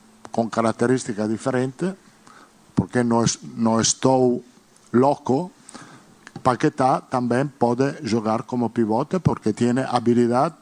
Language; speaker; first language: Portuguese; non-native, learner; Spanish